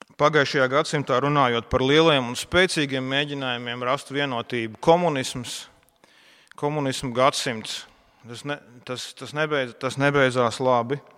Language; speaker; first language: Latvian; non-native, local second language; Russian